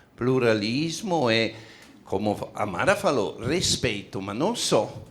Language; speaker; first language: Portuguese; non-native, fluent; Italian